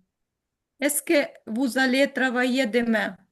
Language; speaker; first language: French; non-native, learner; Ukrainian